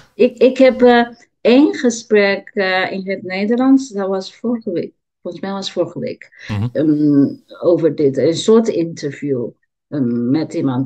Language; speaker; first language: Dutch; non-native, learner; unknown